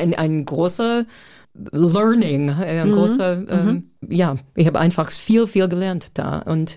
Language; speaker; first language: German; non-native, fluent; English